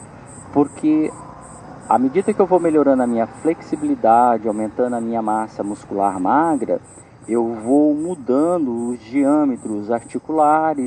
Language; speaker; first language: Portuguese; native; Portuguese